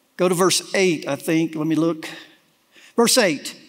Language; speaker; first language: English; native; English